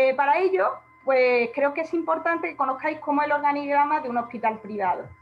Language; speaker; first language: Spanish; native; Spanish